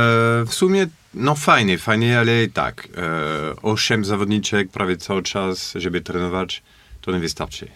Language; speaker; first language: Polish; non-native, fluent; French